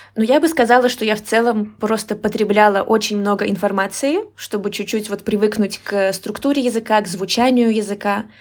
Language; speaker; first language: Russian; native; Russian